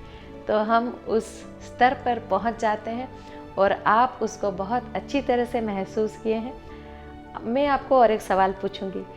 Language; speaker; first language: Hindi; native; Hindi